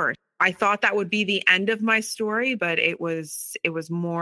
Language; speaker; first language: English; native; English